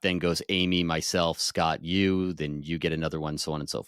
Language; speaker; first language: English; native; English